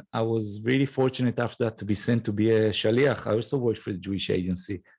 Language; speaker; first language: English; non-native, fluent; Hebrew